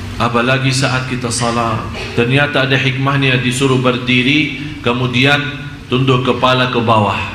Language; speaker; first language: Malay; non-native, fluent; Arabic